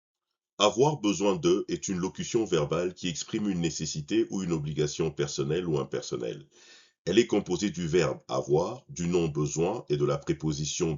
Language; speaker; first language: French; non-native, fluent; English